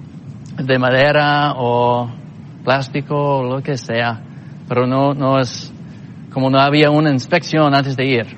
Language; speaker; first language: Spanish; non-native, fluent; English